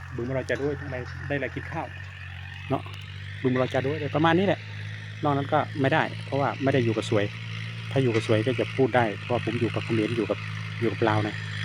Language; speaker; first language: Thai; non-native, local second language; Northeastern Thai